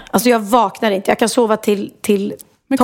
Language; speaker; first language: Swedish; native; Swedish